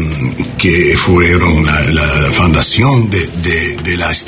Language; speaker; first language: Spanish; non-native, learner; English